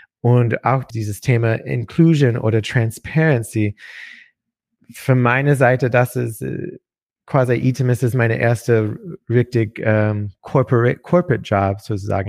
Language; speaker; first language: German; non-native, learner; English